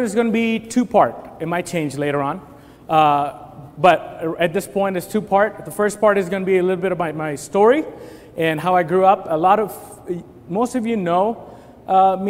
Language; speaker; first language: English; non-native, local second language; Telugu